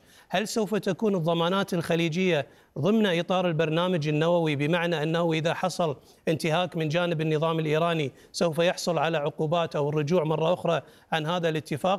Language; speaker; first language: Arabic; native; Arabic